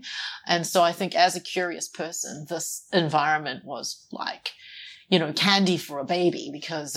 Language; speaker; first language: English; native; English